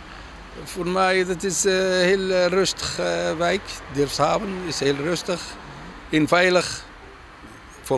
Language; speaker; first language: Dutch; non-native, fluent; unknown